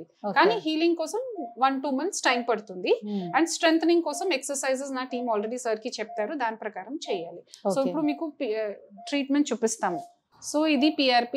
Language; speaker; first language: Telugu; non-native, fluent; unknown